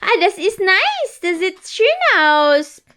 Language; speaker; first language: German; non-native, learner; Cebuano